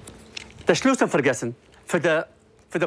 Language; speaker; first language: German; non-native, learner; Arabic